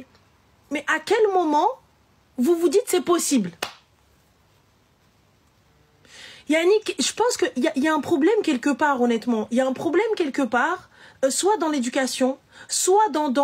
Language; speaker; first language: French; native; French